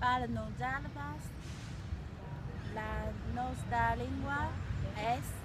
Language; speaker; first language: Spanish; non-native, learner; Chinese